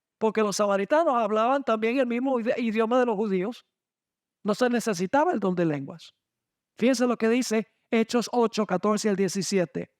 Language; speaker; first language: Spanish; non-native, fluent; English